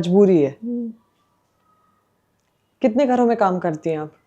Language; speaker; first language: Hindi; native; Hindi